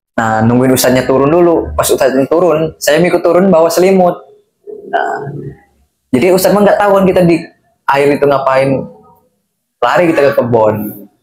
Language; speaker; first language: Indonesian; native; Indonesian